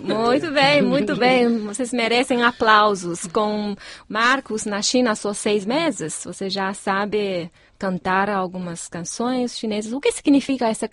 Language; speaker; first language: Portuguese; non-native, fluent; Chinese